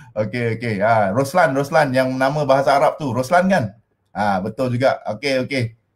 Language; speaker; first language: Malay; non-native, local second language; Min Nan Chinese